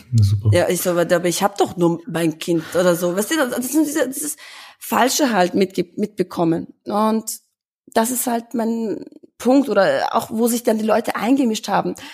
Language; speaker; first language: German; early bilingual, other home language; Albanian